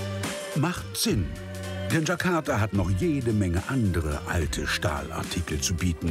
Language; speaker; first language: German; native; German